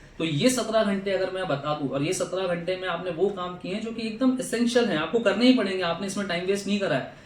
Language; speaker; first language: Hindi; native; Hindi